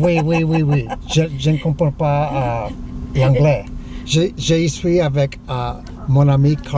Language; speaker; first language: French; non-native, learner; English